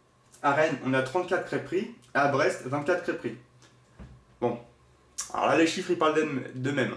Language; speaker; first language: French; native; French